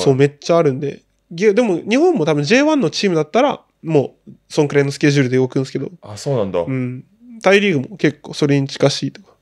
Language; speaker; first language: Japanese; native; Japanese